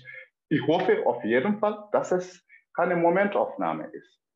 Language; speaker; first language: German; non-native, fluent; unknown